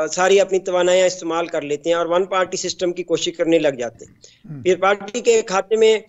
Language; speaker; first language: Urdu; native; Urdu